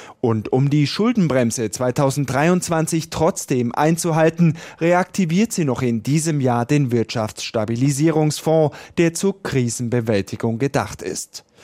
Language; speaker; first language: German; native; German